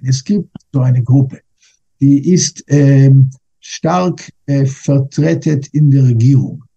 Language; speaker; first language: German; non-native, fluent; English